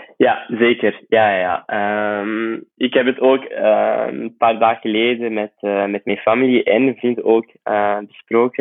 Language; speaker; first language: Dutch; non-native, fluent; Arabic